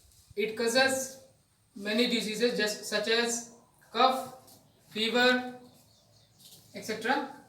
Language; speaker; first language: English; non-native, learner; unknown